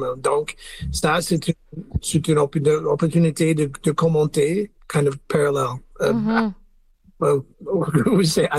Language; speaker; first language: French; non-native, learner; English